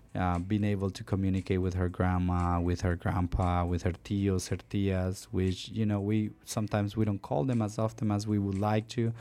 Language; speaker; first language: English; non-native, fluent; Spanish